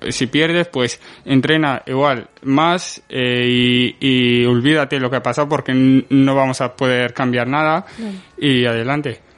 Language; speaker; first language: Spanish; non-native, fluent; Arabic